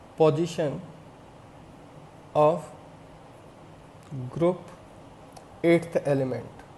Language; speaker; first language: Hindi; native; Hindi